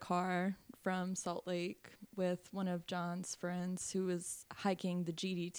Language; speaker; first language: English; native; English